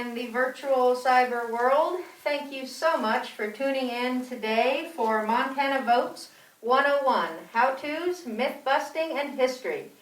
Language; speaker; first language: English; native; English